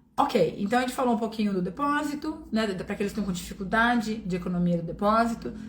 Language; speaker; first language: Portuguese; native; Portuguese